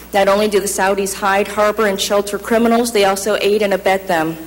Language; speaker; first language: English; native; English